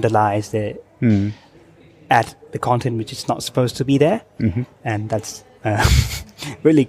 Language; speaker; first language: English; non-native, fluent; Thai